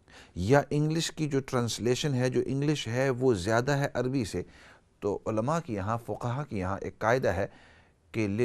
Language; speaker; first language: Urdu; native; Urdu